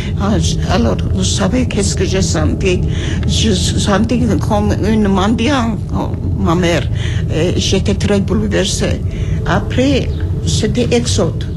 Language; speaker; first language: French; non-native, learner; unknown